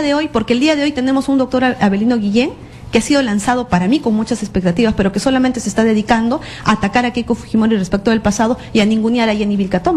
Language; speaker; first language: Spanish; native; Spanish